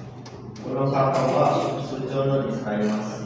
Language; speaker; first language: Japanese; non-native, learner; Indonesian